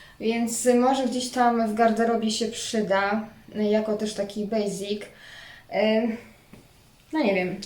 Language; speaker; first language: Polish; native; Polish